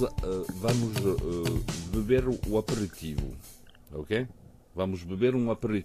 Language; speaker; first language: Portuguese; early bilingual, heritage; French